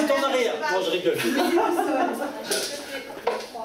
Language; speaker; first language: French; native; French